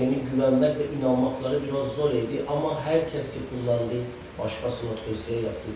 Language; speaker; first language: Turkish; non-native, fluent; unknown